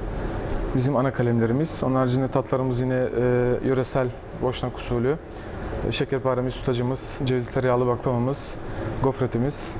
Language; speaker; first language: Turkish; early bilingual, other home language; Bosnian